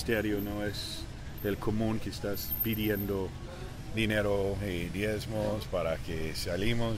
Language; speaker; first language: Spanish; early bilingual, heritage; English